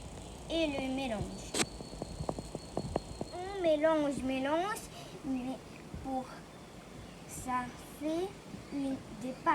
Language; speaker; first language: French; non-native, learner; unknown